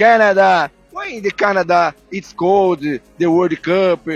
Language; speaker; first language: English; non-native, learner; Portuguese